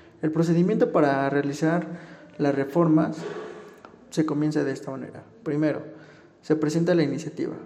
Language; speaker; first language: Spanish; native; Spanish